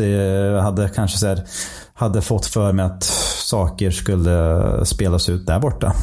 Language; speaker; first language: Swedish; non-native, fluent; English